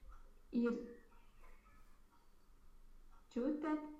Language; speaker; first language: German; non-native, learner; Romanian